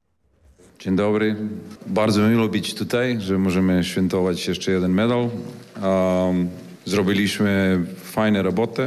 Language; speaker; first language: Polish; non-native, fluent; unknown